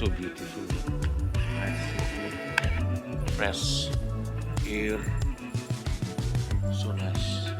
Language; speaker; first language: English; non-native, learner; Indonesian